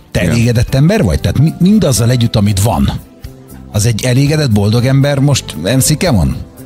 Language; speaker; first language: Hungarian; native; Hungarian